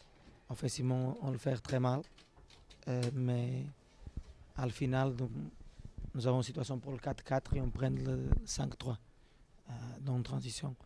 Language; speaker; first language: French; non-native, fluent; Portuguese